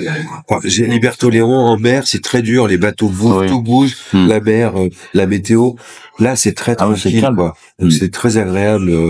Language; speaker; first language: French; native; French